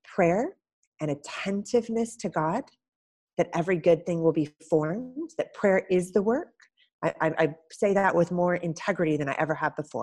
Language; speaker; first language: English; native; English